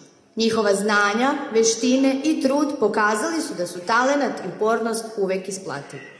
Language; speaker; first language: Serbian; native; Serbian